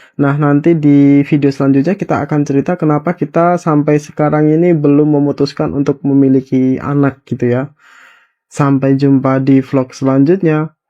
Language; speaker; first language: Indonesian; native; Indonesian